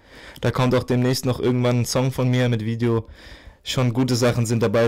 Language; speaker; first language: German; native; German